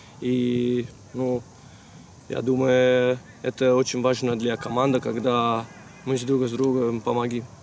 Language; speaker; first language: Russian; non-native, learner; Italian